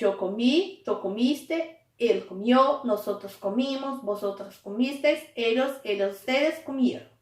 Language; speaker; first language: Spanish; non-native, fluent; Portuguese